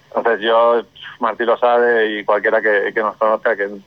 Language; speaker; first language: Spanish; non-native, local second language; Catalan